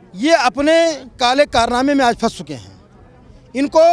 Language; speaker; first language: Hindi; native; Hindi